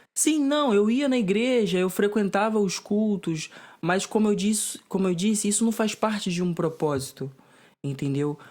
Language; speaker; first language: Portuguese; native; Portuguese